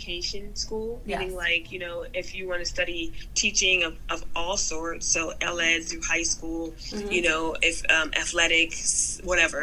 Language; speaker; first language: English; native; English